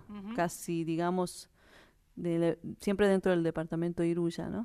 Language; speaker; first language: Spanish; native; Spanish